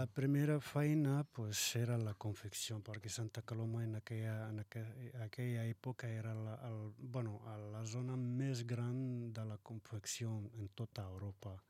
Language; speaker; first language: Catalan; non-native, learner; Arabic